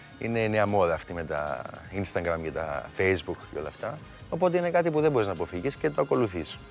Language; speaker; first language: Greek; native; Greek